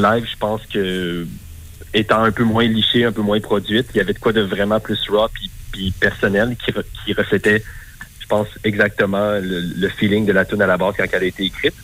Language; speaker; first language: French; native; French